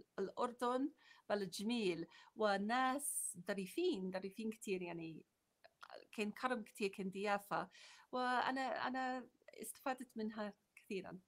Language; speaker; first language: Arabic; non-native, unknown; English